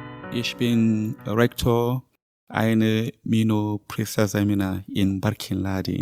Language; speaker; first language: German; non-native, learner; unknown